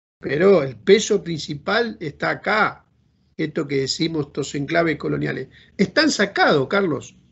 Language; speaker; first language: Spanish; native; Spanish